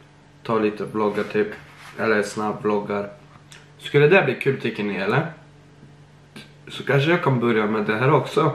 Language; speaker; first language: Swedish; early bilingual, other home language; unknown